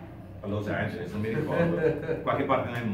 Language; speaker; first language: Italian; native; Italian